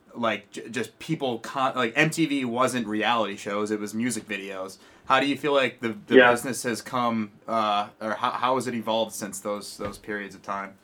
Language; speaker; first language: English; native; English